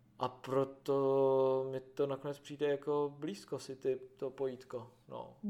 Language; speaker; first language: Czech; native; Czech